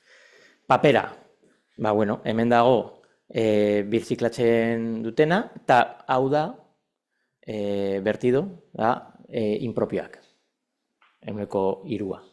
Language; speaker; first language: Basque; non-native, local second language; Spanish